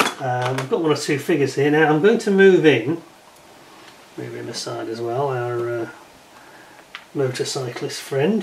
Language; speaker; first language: English; native; English